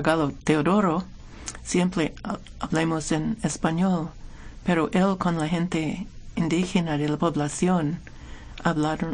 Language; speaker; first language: Spanish; non-native, fluent; English